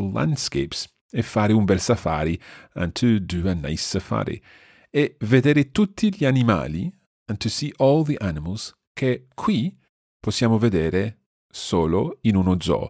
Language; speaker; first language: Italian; non-native, fluent; English